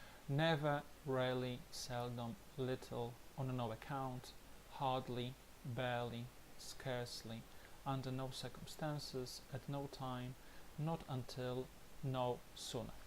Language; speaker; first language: English; non-native, fluent; Polish